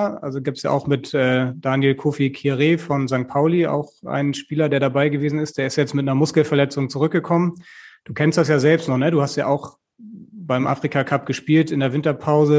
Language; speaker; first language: German; native; German